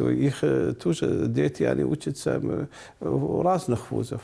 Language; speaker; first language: Russian; non-native, learner; Arabic